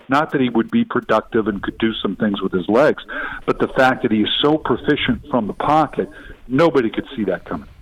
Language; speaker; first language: English; native; English